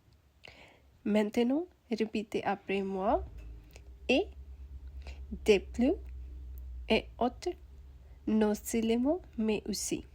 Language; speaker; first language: French; non-native, learner; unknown